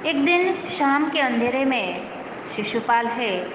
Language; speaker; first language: Hindi; non-native, local second language; Gujarati